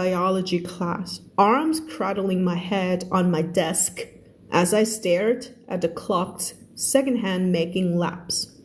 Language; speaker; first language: English; non-native, fluent; Thai